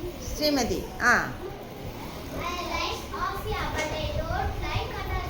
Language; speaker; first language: English; non-native, learner; Tamil